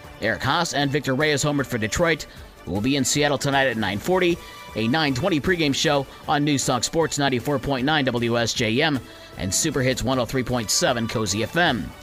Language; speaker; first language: English; native; English